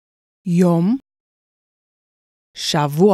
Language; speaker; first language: Hebrew; non-native, fluent; English